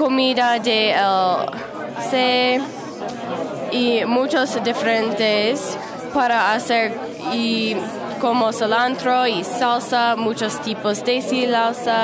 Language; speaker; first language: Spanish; non-native, learner; English